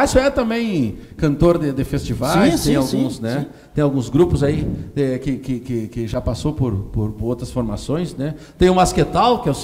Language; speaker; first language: Portuguese; native; Portuguese